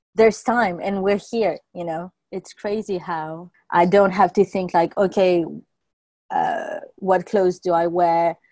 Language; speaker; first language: English; non-native, fluent; French